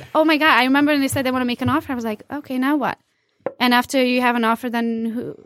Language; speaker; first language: English; non-native, fluent; Hungarian